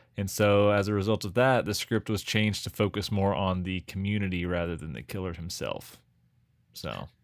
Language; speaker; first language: English; native; English